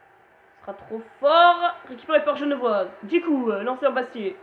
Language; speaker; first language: French; native; French